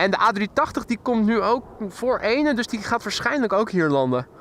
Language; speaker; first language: Dutch; native; Dutch